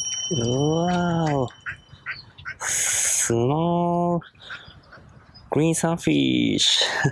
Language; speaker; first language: English; non-native, fluent; Japanese